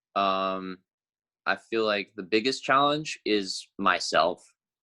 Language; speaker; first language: English; native; English